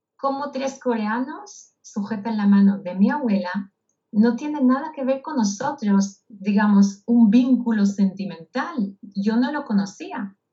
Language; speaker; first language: Spanish; non-native, fluent; Hebrew